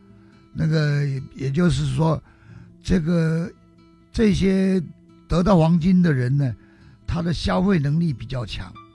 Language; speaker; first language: Chinese; native; Chinese